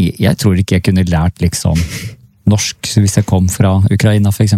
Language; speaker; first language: Norwegian; native; Norwegian